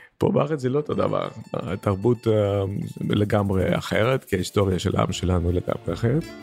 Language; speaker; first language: Hebrew; non-native, fluent; Greek